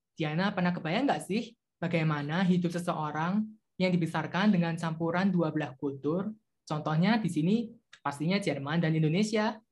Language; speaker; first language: Indonesian; native; Indonesian